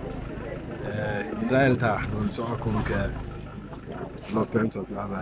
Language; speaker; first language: Italian; non-native, learner; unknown